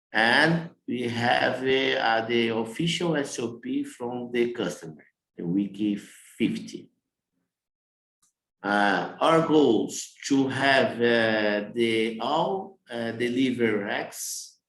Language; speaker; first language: English; non-native, learner; Portuguese